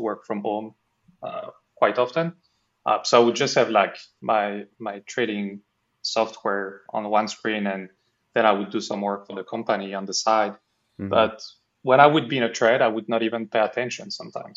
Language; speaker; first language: English; non-native, fluent; French